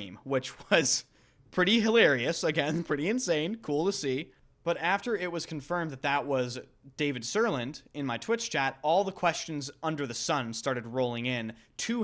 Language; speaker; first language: English; native; English